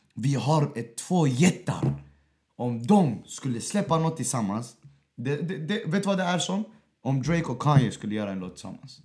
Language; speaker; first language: Swedish; early bilingual, other home language; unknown